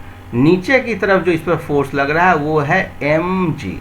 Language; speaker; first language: Hindi; native; Hindi